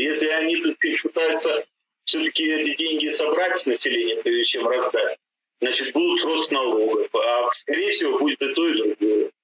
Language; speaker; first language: Russian; native; Russian